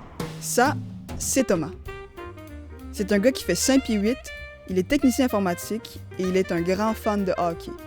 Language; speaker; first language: French; native; French